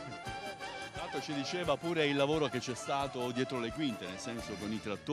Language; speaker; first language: Italian; native; Italian